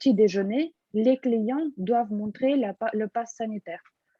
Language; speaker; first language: French; non-native, fluent; Russian